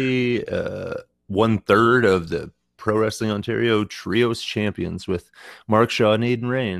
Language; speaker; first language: English; native; English